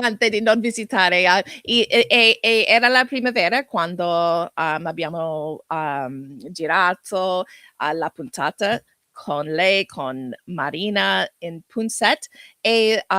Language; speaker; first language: Italian; non-native, learner; English